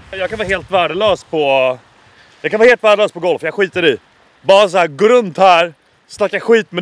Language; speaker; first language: Swedish; native; Swedish